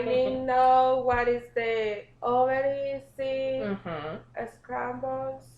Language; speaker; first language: English; non-native, learner; Spanish